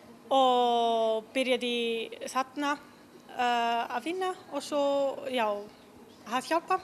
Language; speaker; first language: Icelandic; non-native, learner; Italian